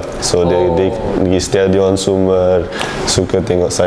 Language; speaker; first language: Indonesian; non-native, learner; English